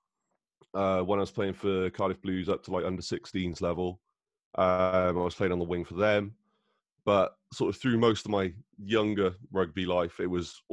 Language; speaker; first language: English; native; English